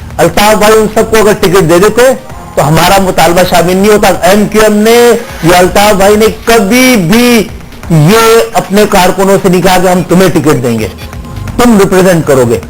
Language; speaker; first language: Urdu; native; Urdu